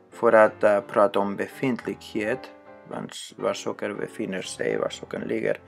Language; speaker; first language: Swedish; non-native, fluent; Spanish